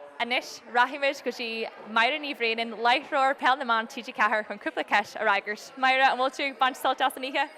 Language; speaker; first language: Irish; native; Irish